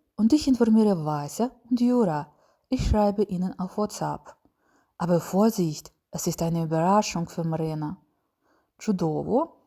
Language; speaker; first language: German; non-native, fluent; Ukrainian